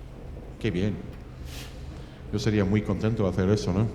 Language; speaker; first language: Spanish; non-native, fluent; English